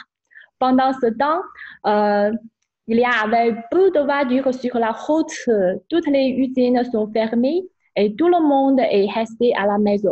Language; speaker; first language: French; non-native, fluent; Chinese